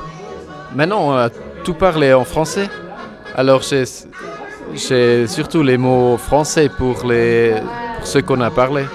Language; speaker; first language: French; non-native, local second language; German